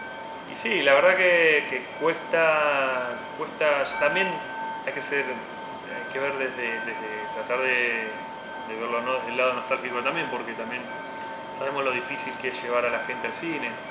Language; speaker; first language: Spanish; native; Spanish